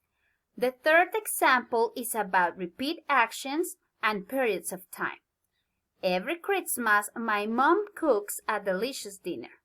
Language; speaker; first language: English; non-native, learner; Spanish